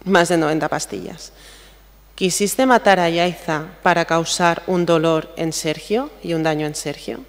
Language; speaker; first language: Spanish; native; Spanish